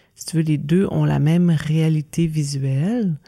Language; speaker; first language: French; native; French